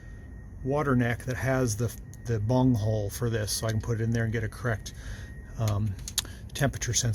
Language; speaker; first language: English; native; English